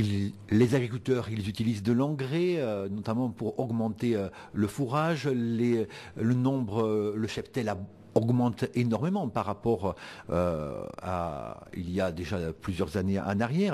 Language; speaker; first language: French; native; French